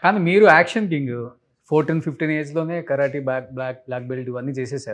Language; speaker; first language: Telugu; native; Telugu